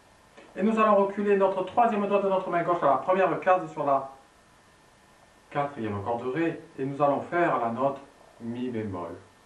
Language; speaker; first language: French; native; French